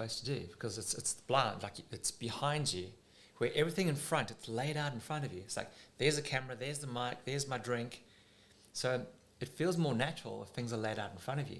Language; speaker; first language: English; native; English